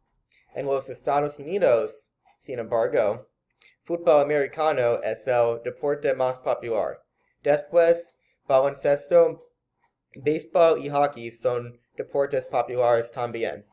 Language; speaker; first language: Spanish; non-native, learner; English